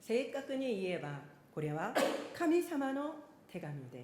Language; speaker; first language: Japanese; non-native, fluent; Korean